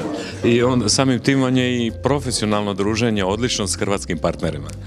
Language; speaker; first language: Croatian; native; Croatian